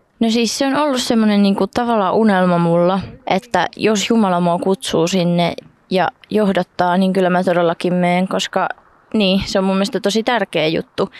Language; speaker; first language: Finnish; early bilingual, heritage; Finnish